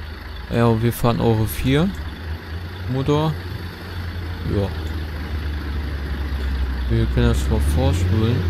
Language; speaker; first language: German; native; German